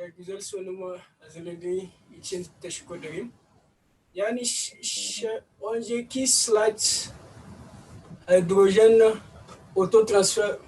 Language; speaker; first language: Turkish; non-native, learner; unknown